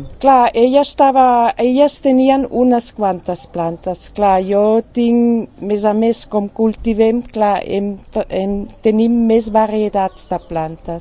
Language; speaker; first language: Catalan; non-native, fluent; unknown